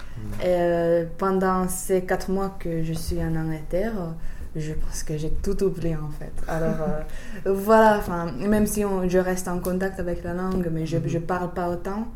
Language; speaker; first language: French; non-native, fluent; Finnish